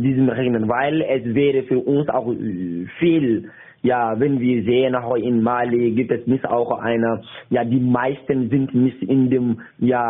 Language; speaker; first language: German; non-native, learner; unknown